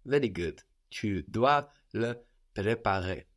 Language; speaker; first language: French; non-native, fluent; English